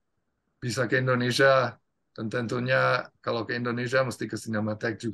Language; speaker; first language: Indonesian; non-native, fluent; English